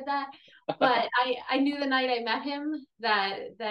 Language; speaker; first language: English; native; English